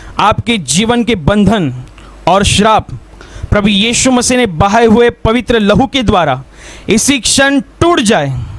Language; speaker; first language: Hindi; non-native, local second language; Marathi